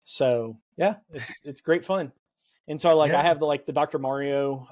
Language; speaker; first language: English; native; English